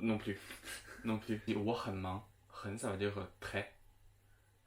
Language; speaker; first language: French; non-native, fluent; Chinese